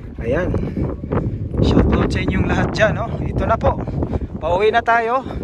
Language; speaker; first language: Filipino; non-native, local second language; Cebuano